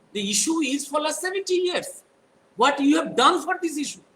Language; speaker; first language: English; non-native, local second language; Bangla